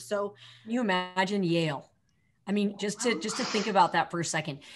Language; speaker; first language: English; native; English